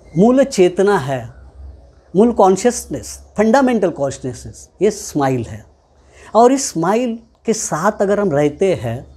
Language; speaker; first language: Hindi; non-native, local second language; Marathi